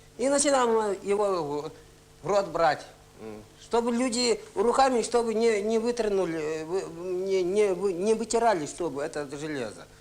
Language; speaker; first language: Russian; non-native, local second language; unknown